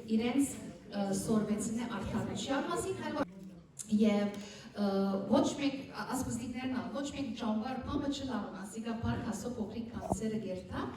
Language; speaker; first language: Armenian; early bilingual, heritage; Armenian